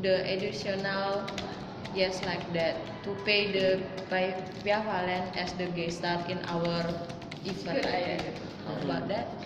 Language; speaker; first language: English; non-native, learner; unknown